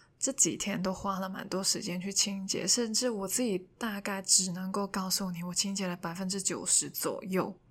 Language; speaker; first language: Chinese; non-native, local second language; Cantonese